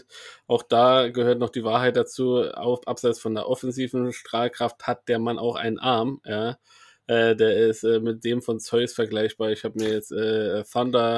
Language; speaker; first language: German; native; German